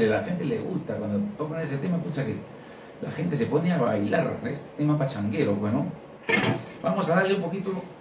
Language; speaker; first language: Spanish; native; Spanish